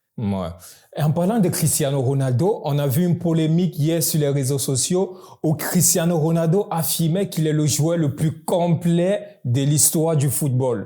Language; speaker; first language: French; native; French